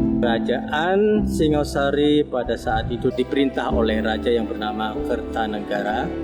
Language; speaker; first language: Malay; native; Malay